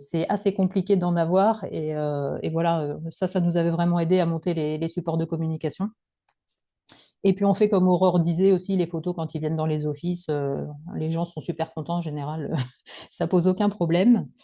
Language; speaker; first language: French; native; French